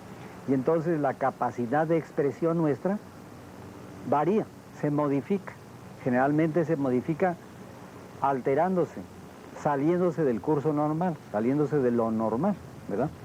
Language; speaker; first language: Spanish; native; Spanish